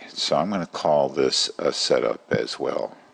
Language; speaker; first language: English; native; English